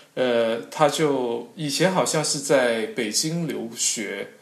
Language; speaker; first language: Chinese; non-native, local second language; Cantonese